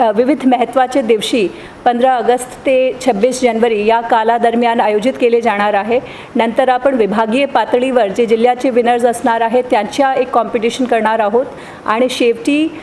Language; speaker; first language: Marathi; non-native, local second language; Hindi